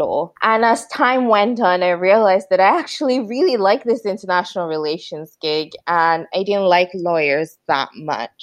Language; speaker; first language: English; non-native, local second language; Yoruba